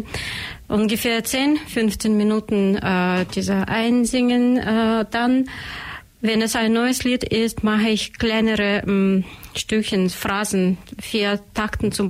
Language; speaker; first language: German; non-native, learner; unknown